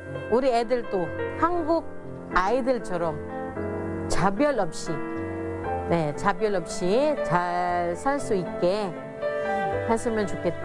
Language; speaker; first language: Korean; non-native, fluent; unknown